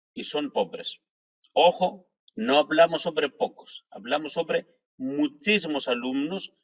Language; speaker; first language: Spanish; non-native, fluent; Greek